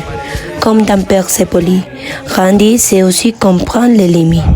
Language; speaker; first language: French; non-native, learner; Spanish